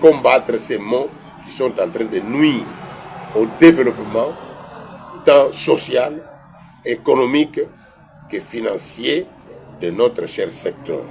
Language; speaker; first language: French; non-native, local second language; Kongo